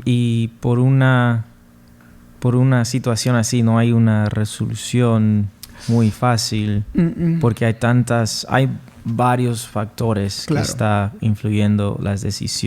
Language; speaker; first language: Spanish; non-native, fluent; English